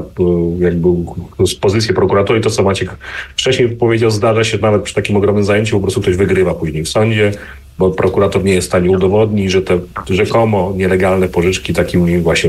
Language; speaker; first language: Polish; native; Polish